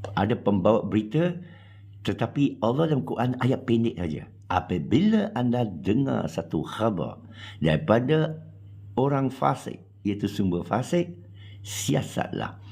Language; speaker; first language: Malay; non-native, local second language; Chinese